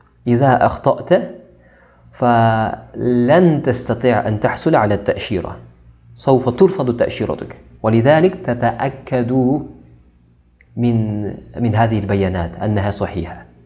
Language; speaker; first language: Arabic; non-native, fluent; Kazakh